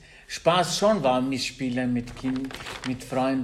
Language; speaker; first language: German; non-native, learner; Albanian